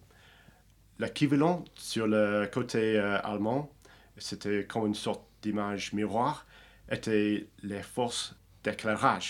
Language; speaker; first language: French; non-native, fluent; English